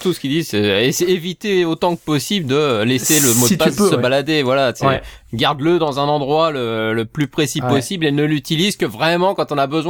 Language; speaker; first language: French; native; French